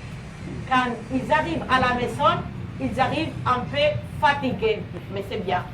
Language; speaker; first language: French; non-native, learner; Spanish